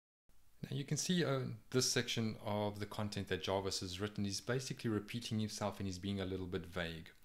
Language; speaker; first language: English; native; English